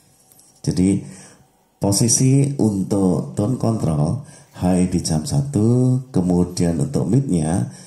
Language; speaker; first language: Indonesian; native; Indonesian